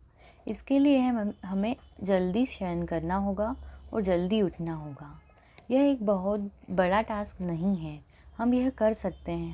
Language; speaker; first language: Hindi; native; Hindi